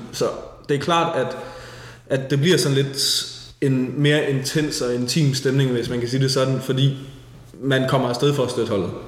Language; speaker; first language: Danish; native; Danish